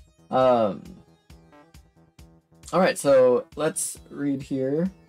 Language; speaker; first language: English; native; English